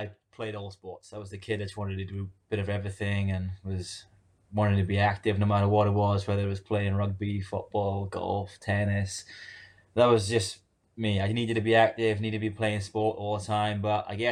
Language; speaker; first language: English; native; English